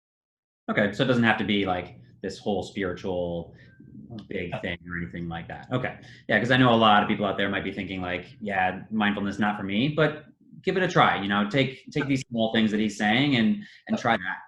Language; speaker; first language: English; native; English